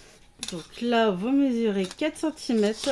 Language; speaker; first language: French; native; French